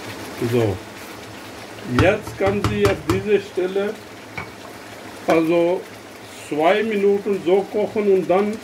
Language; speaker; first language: German; non-native, learner; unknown